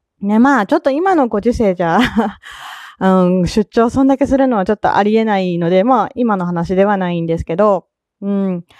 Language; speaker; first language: Japanese; native; Japanese